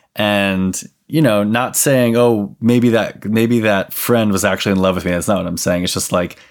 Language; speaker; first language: English; native; English